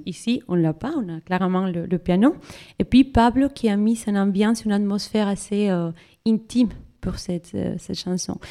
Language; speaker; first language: French; non-native, fluent; Spanish